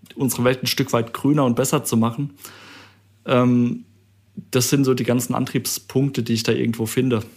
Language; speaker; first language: German; native; German